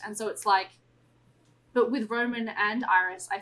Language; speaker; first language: English; native; English